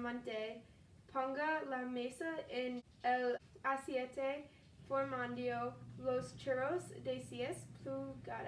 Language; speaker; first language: Spanish; non-native, learner; English